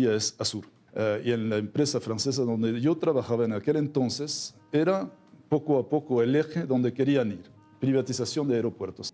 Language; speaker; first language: Spanish; non-native, fluent; French